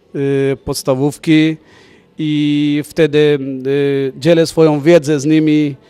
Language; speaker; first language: Polish; non-native, fluent; Punjabi